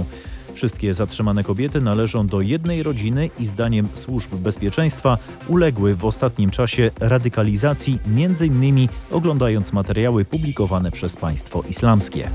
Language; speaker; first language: Polish; native; Polish